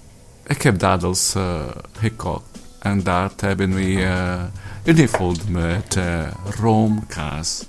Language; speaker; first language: Dutch; non-native, learner; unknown